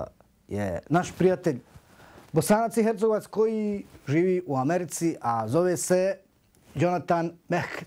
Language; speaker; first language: Croatian; native; Croatian